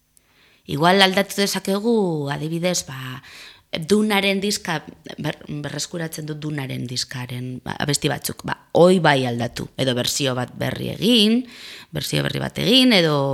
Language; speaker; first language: Basque; non-native, local second language; Spanish